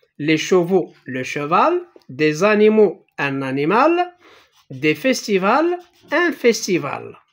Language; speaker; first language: French; non-native, local second language; Arabic